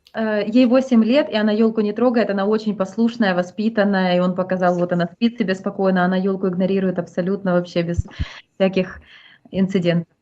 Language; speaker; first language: Russian; native; Russian